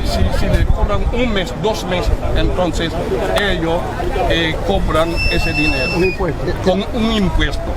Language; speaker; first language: Spanish; non-native, fluent; Haitian Creole